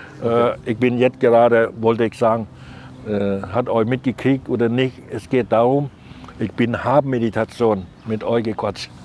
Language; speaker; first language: German; non-native, learner; Thai